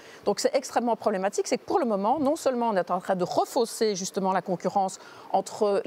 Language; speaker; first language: French; native; French